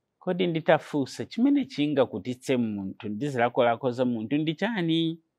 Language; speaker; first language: Nyanja; non-native, fluent; Nyankole